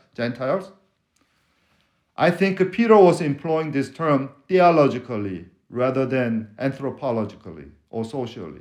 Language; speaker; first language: English; non-native, fluent; Korean